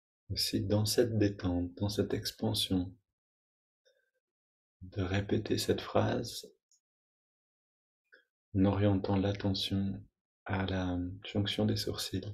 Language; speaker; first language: French; native; French